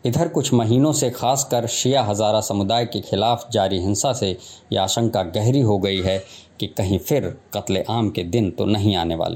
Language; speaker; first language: Hindi; native; Hindi